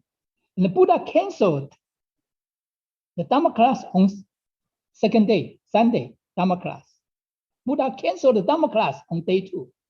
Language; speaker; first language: English; non-native, fluent; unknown